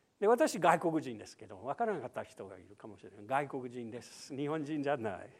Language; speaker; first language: Japanese; non-native, fluent; English